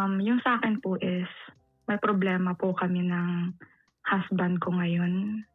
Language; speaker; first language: Filipino; native; Filipino